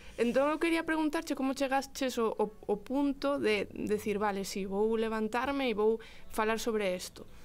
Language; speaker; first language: Galician; native; Galician